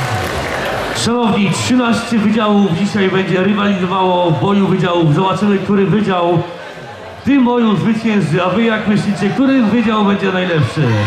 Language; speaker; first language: Polish; native; Polish